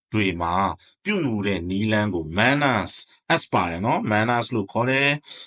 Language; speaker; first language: Burmese; native; Burmese